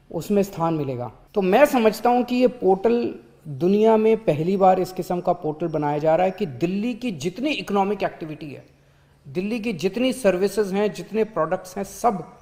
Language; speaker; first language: Hindi; native; Hindi